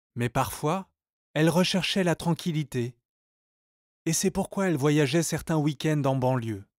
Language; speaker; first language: French; native; French